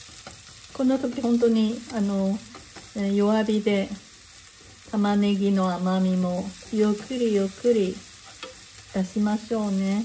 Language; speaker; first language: Japanese; non-native, learner; Chinese